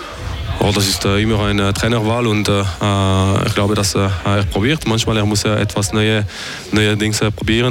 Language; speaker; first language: German; non-native, fluent; French